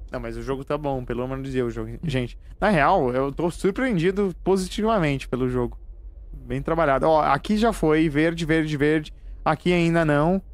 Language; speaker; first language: Portuguese; native; Portuguese